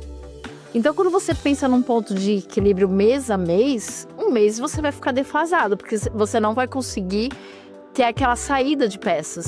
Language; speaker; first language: Portuguese; native; Portuguese